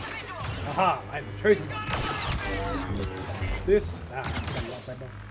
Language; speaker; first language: English; native; English